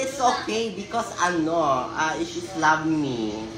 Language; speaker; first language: English; non-native, local second language; Filipino